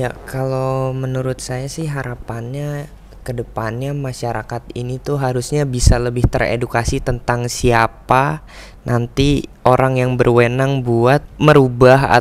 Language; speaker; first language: Indonesian; native; Indonesian